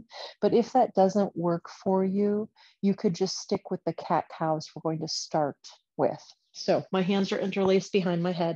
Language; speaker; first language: English; native; English